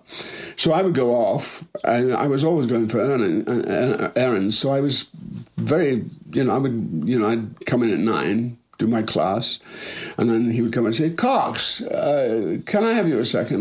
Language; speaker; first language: English; native; English